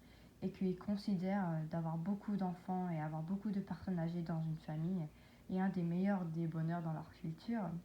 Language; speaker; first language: French; non-native, learner; English